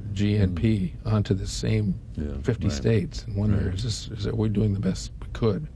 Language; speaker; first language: English; native; English